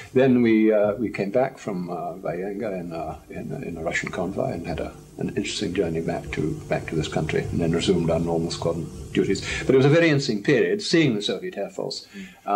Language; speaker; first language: English; native; English